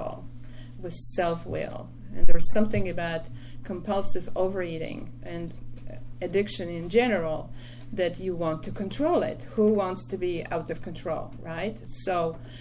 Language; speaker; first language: English; non-native, fluent; Polish